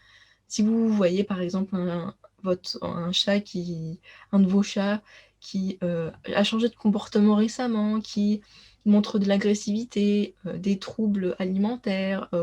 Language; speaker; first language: French; native; French